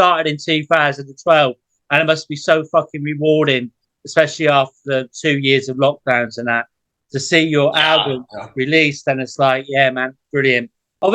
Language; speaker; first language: English; native; English